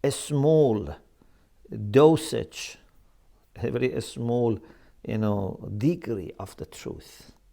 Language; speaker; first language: English; non-native, fluent; Persian